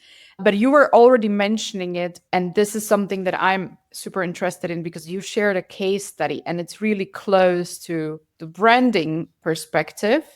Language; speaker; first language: English; non-native, fluent; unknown